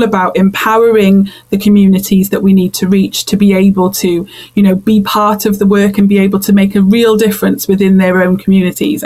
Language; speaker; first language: English; native; English